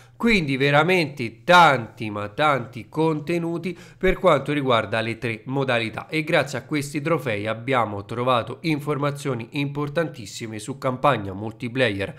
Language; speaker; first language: Italian; native; Italian